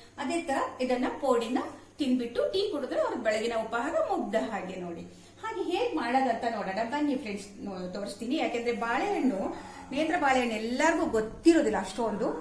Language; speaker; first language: Kannada; native; Kannada